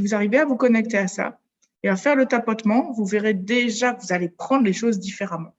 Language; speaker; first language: French; native; French